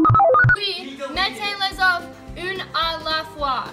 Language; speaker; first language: French; non-native, learner; English